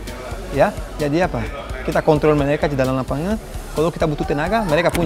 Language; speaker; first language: Indonesian; non-native, fluent; Portuguese